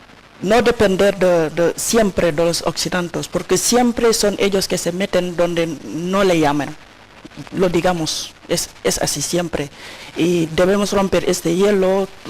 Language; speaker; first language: Spanish; non-native, learner; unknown